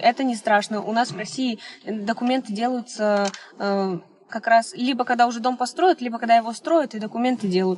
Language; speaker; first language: Russian; native; Russian